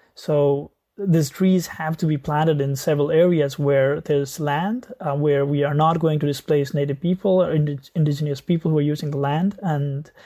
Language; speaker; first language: English; non-native, local second language; Nepali